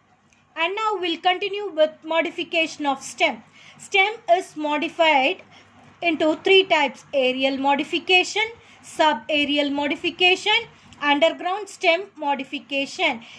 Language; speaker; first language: English; non-native, local second language; Tamil